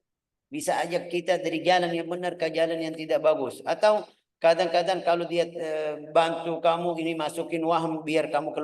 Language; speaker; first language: Indonesian; non-native, fluent; Arabic